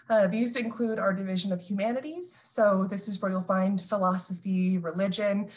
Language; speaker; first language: English; native; English